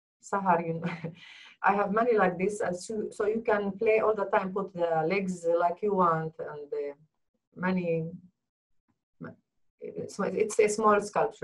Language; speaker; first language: English; non-native, learner; Arabic